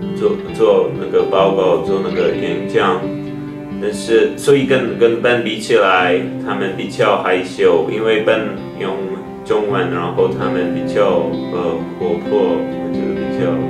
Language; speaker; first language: Chinese; non-native, fluent; Czech